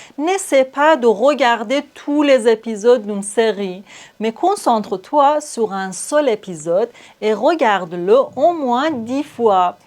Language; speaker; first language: French; non-native, fluent; Persian